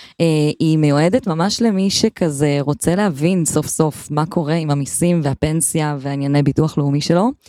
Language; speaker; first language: Hebrew; native; Hebrew